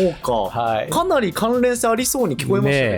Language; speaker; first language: Japanese; native; Japanese